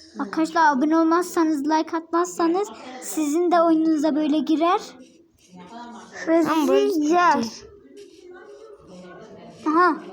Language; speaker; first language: Turkish; native; Turkish